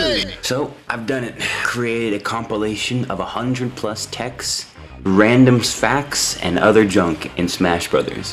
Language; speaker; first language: English; native; English